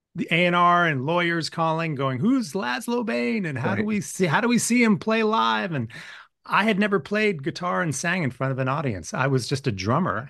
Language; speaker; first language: English; native; English